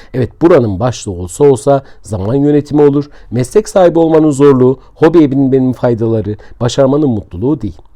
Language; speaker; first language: Turkish; native; Turkish